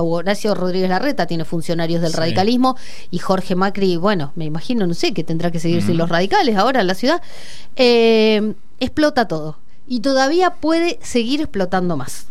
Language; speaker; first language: Spanish; native; Spanish